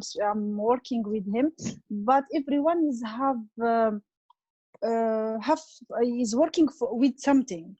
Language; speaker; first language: English; non-native, learner; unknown